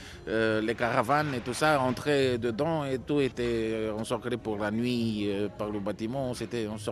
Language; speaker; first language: French; non-native, fluent; Romanian